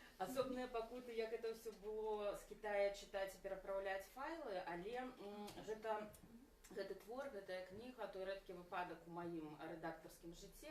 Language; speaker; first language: Belarusian; non-native, local second language; Russian